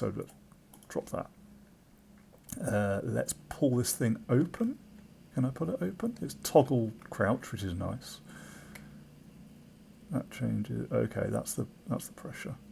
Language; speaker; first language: English; native; English